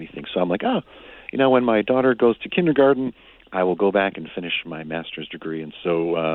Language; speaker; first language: English; native; English